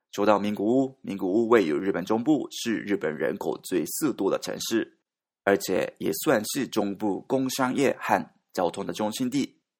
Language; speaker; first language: Chinese; non-native, learner; Japanese